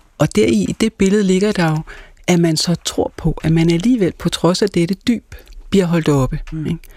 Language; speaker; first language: Danish; native; Danish